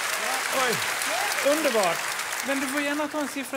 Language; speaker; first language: Swedish; native; Swedish